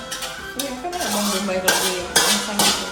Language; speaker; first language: Indonesian; native; Indonesian